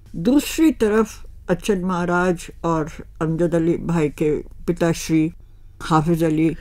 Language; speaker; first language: Hindi; native; Hindi